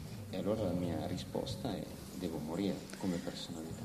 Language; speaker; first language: Italian; native; Italian